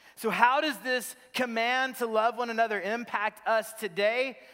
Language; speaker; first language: English; native; English